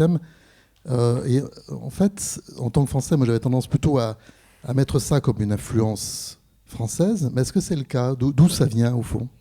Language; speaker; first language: French; native; French